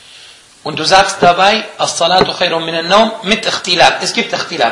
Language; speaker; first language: German; non-native, fluent; Arabic